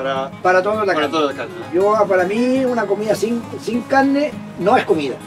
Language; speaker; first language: Spanish; native; Spanish